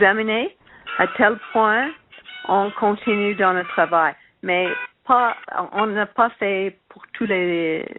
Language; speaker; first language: French; non-native, learner; English